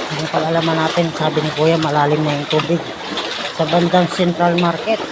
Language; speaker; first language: Filipino; native; Filipino